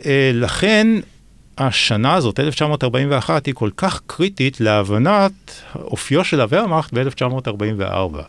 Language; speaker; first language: Hebrew; native; Hebrew